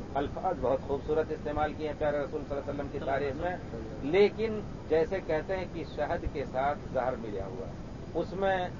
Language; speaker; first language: Urdu; native; Urdu